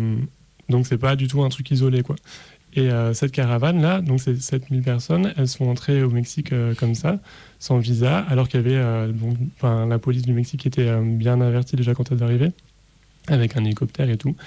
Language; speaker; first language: French; native; French